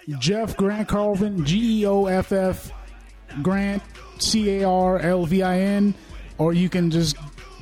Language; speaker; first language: English; native; English